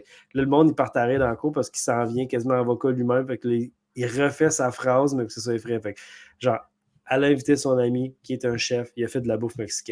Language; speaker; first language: French; native; French